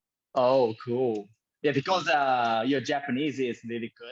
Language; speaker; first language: English; non-native, learner; Japanese